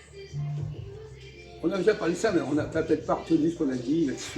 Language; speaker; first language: French; native; French